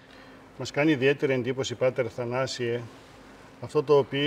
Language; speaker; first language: Greek; native; Greek